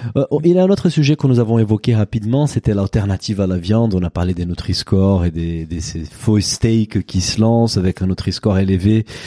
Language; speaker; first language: French; non-native, fluent; Portuguese